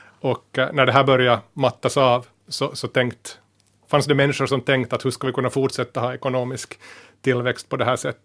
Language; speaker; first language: Swedish; native; Swedish